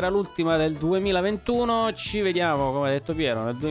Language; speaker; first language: Italian; native; Italian